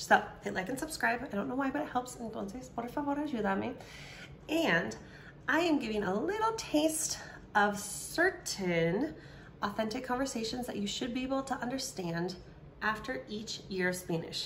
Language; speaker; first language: English; native; English